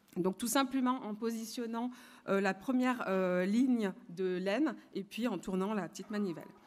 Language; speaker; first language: French; native; French